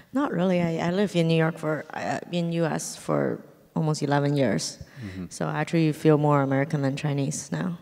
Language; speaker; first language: English; early bilingual, other home language; Chinese